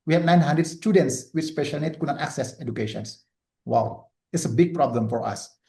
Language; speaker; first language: English; non-native, learner; Indonesian